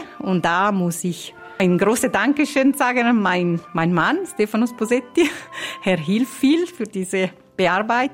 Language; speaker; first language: German; non-native, fluent; Italian